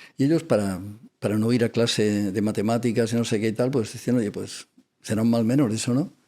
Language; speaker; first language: Spanish; non-native, local second language; Catalan